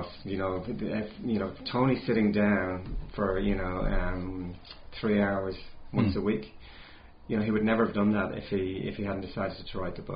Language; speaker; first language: English; native; English